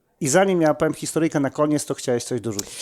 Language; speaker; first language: Polish; native; Polish